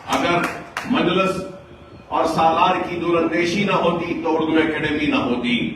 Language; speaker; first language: Urdu; native; Urdu